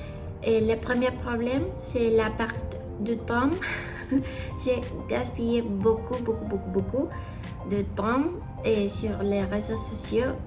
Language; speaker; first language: French; non-native, learner; Spanish